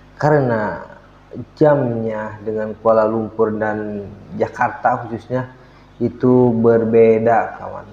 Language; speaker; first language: Indonesian; native; Indonesian